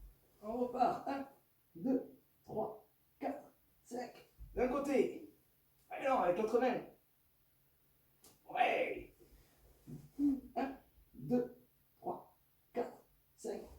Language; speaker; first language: French; native; French